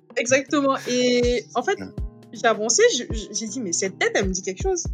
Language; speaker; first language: French; non-native, local second language; Wolof